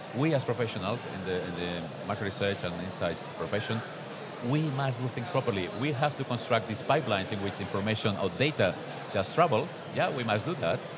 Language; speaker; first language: English; non-native, fluent; Spanish